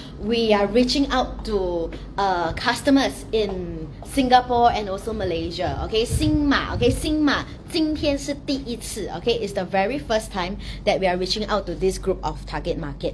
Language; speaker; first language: English; non-native, local second language; Chinese